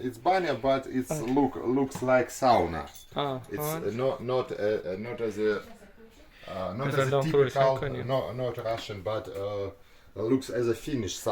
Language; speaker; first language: English; non-native, learner; Russian